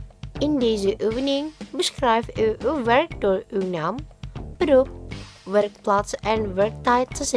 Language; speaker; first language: Dutch; non-native, learner; Indonesian